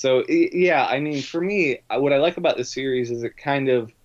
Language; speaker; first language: English; native; English